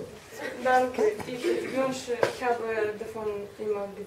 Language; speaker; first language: German; non-native, learner; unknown